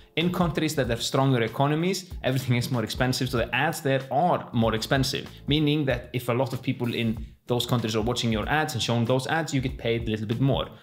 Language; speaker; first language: English; non-native, fluent; Icelandic